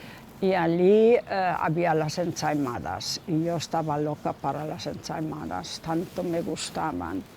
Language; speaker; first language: Spanish; non-native, fluent; German